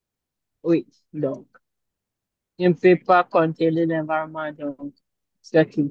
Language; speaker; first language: French; non-native, learner; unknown